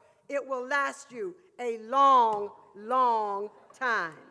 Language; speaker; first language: English; native; English